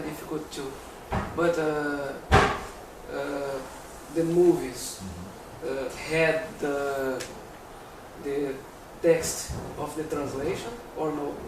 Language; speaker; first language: English; non-native, learner; Portuguese